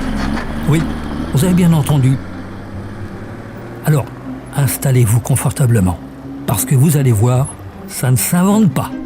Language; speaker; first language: French; native; French